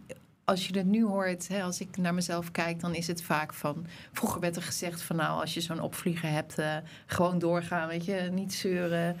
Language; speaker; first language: Dutch; native; Dutch